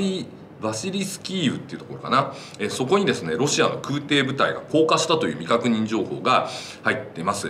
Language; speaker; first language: Japanese; native; Japanese